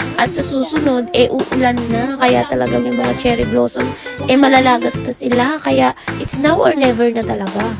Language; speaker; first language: Filipino; native; Filipino